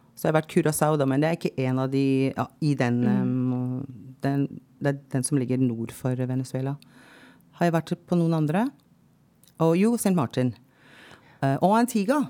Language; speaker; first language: Norwegian; non-native, fluent; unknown